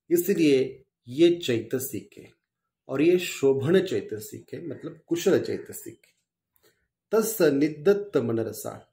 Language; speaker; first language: Hindi; non-native, local second language; Marathi